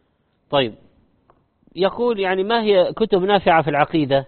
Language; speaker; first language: Arabic; native; Arabic